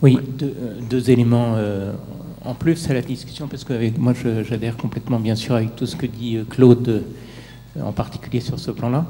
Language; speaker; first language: French; native; French